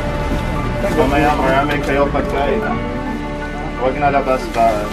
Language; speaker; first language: Filipino; non-native, learner; Arabic